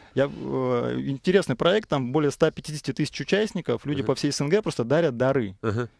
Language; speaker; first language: Russian; native; Russian